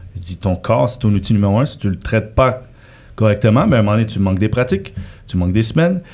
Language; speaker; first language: French; native; French